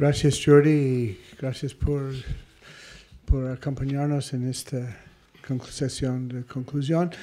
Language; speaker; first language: Spanish; non-native, fluent; English